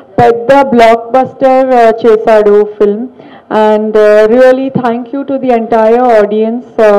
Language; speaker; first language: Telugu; non-native, learner; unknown